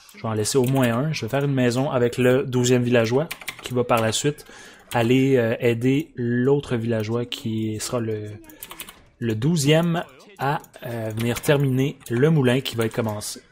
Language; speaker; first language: French; native; French